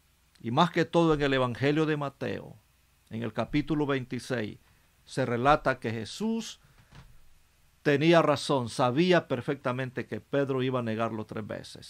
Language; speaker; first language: Spanish; native; Spanish